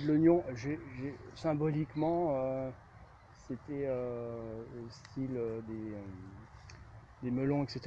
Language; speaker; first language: French; native; French